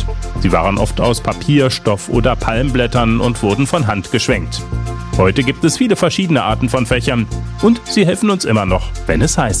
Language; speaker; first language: German; native; German